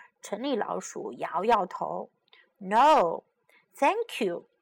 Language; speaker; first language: English; non-native, fluent; Chinese